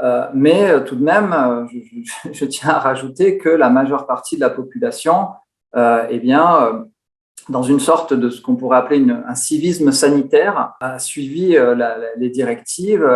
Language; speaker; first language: French; native; French